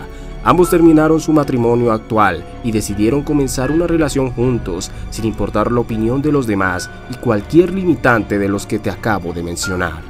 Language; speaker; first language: Spanish; native; Spanish